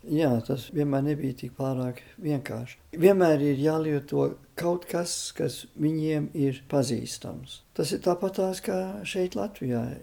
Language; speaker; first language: Latvian; early bilingual, heritage; Latvian